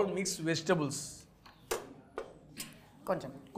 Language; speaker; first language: Telugu; native; Telugu